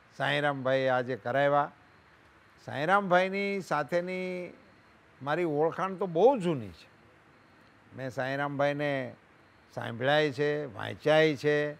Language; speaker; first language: Gujarati; native; Gujarati